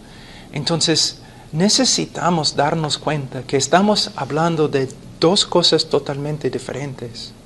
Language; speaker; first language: Spanish; non-native, fluent; English